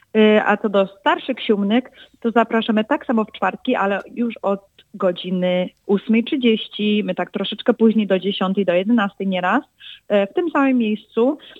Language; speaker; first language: Polish; early bilingual, heritage; Polish